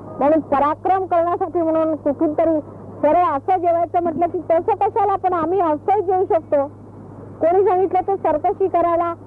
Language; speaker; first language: Marathi; native; Marathi